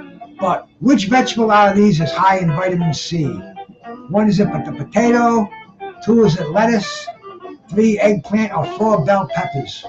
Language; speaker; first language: English; native; English